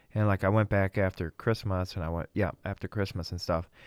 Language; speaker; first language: English; early bilingual, other home language; Russian